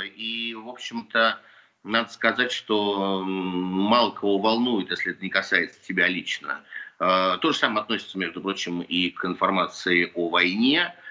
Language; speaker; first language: Russian; native; Russian